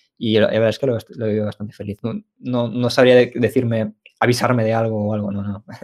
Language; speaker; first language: Spanish; early bilingual, other home language; Ukrainian